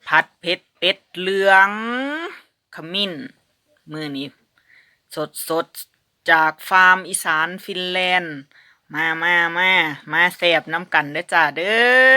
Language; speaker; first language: Thai; native; Thai